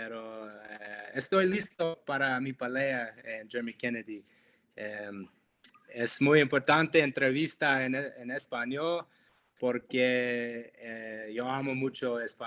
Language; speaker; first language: Spanish; non-native, learner; English